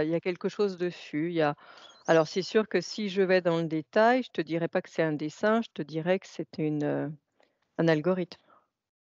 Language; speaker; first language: French; native; French